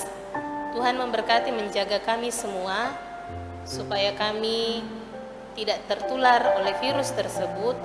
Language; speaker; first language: Indonesian; native; Indonesian